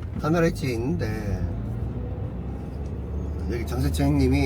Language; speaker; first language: Korean; native; Korean